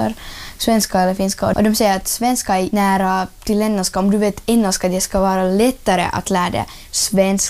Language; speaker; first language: Swedish; early bilingual, other home language; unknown